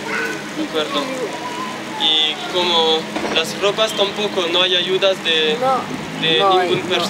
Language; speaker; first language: Spanish; non-native, fluent; French